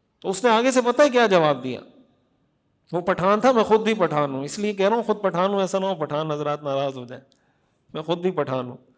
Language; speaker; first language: Urdu; non-native, local second language; Pashto